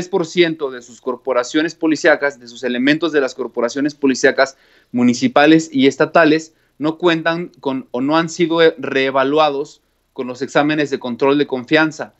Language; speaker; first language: Spanish; native; Spanish